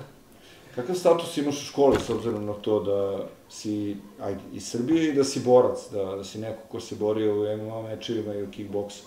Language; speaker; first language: Serbian; native; Serbian